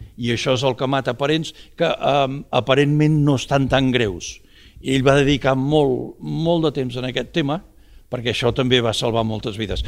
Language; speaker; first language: Catalan; early bilingual, heritage; Catalan